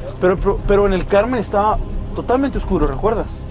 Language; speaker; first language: Spanish; native; Spanish